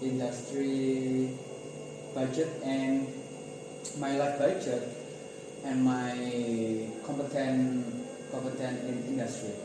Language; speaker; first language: English; non-native, learner; Indonesian